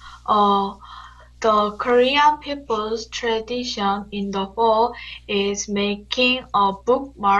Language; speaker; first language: English; non-native, learner; Korean